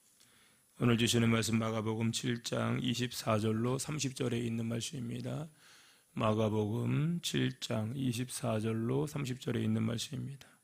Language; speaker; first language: Korean; native; Korean